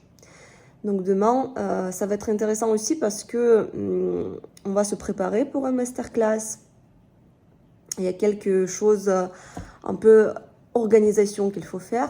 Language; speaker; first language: French; non-native, fluent; Russian